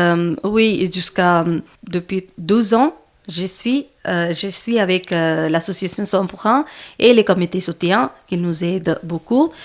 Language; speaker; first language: French; non-native, learner; Malayalam